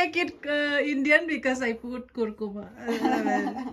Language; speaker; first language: English; non-native, local second language; Bodo